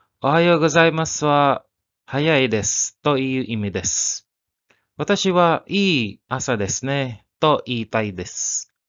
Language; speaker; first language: Japanese; non-native, learner; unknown